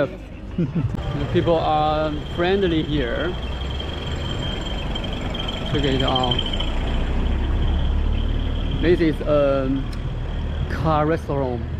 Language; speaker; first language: English; non-native, learner; Chinese